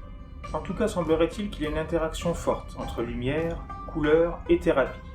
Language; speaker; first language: French; native; French